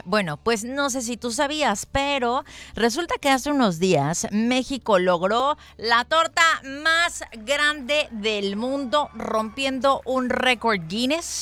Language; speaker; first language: Spanish; native; Spanish